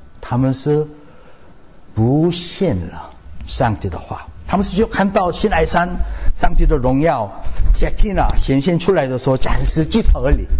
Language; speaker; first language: Chinese; non-native, fluent; Korean